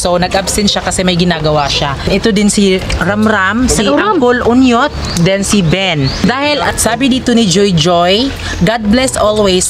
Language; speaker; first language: Filipino; non-native, local second language; Cebuano